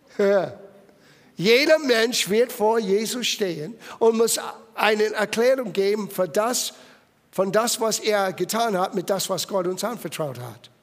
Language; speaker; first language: German; non-native, fluent; English